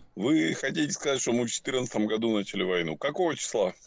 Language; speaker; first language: Ukrainian; non-native, local second language; Russian